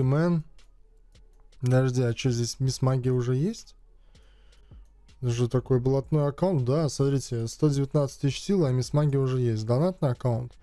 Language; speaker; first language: Russian; native; Russian